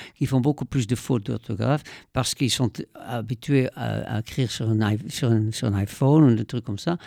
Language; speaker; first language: French; non-native, fluent; Dutch